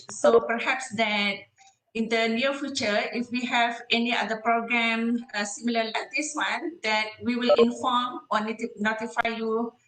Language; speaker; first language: English; non-native, local second language; Malay